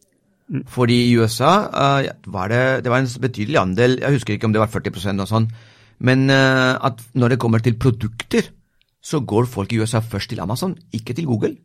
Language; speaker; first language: Norwegian; non-native, fluent; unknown